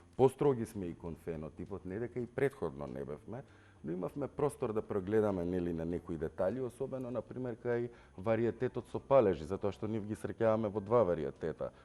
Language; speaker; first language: Macedonian; native; Macedonian